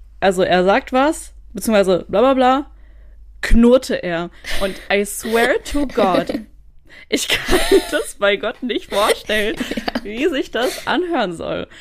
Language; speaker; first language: German; native; German